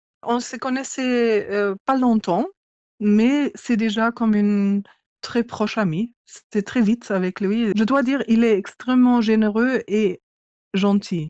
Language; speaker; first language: French; non-native, fluent; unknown